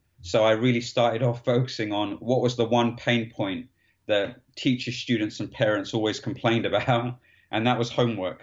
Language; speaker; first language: English; native; English